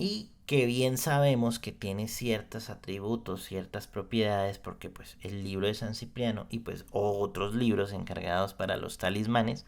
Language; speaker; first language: Spanish; native; Spanish